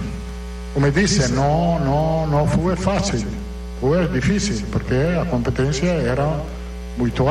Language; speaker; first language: Portuguese; non-native, learner; Italian